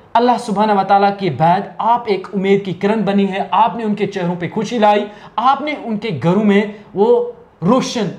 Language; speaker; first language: Hindi; non-native, local second language; Kashmiri